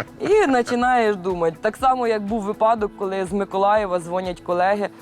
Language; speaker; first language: Ukrainian; native; Ukrainian